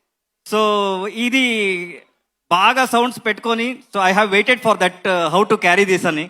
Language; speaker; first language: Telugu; non-native, learner; Kannada